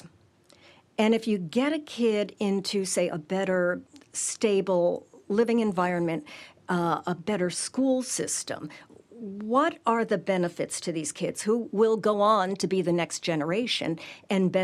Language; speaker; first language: English; native; English